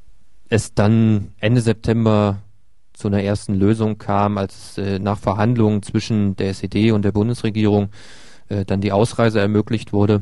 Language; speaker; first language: German; native; German